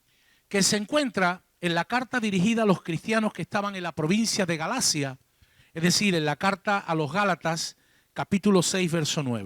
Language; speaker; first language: Spanish; native; Spanish